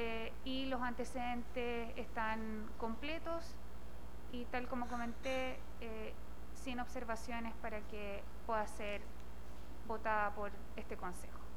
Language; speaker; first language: Spanish; native; Spanish